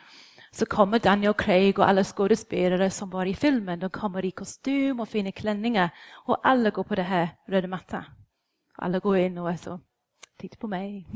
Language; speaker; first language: Swedish; non-native, fluent; English